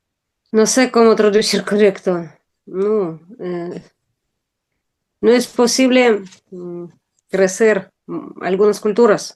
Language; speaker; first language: Spanish; non-native, learner; Russian